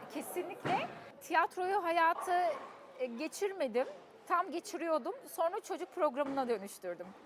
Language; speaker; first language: Turkish; early bilingual, heritage; Turkish